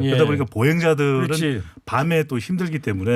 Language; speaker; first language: Korean; native; Korean